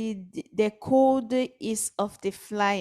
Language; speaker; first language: German; non-native, fluent; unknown